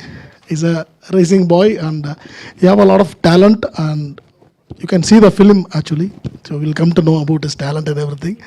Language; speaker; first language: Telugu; non-native, learner; Tamil